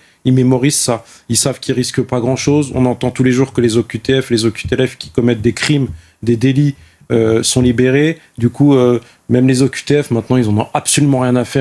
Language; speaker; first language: French; native; French